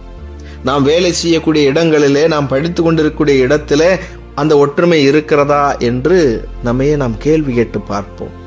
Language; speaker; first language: Tamil; native; Tamil